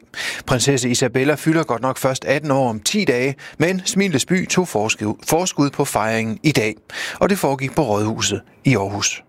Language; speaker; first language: Danish; native; Danish